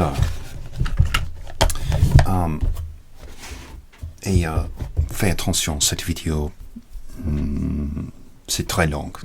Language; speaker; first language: French; non-native, learner; English